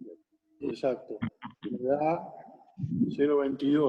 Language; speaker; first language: Spanish; native; Spanish